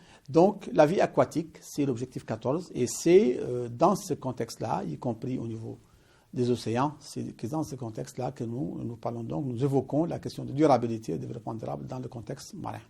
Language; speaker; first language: French; non-native, local second language; Arabic